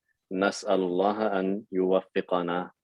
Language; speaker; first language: Arabic; non-native, fluent; English